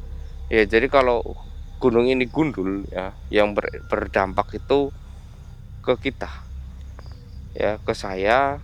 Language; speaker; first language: Indonesian; native; Indonesian